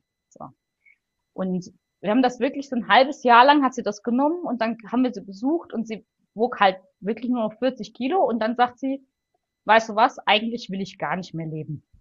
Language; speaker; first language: German; native; German